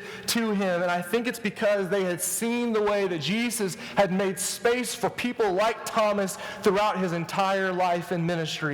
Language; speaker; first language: English; native; English